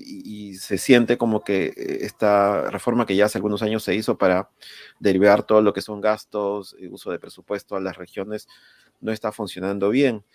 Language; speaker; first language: Spanish; native; Spanish